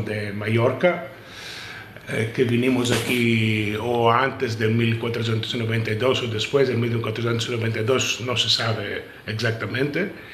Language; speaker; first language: Spanish; early bilingual, heritage; Ladino